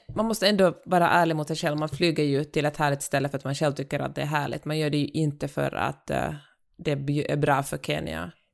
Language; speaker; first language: Swedish; native; Swedish